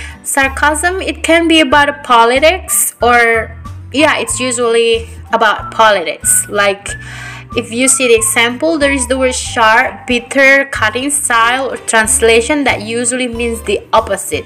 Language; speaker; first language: English; non-native, fluent; Indonesian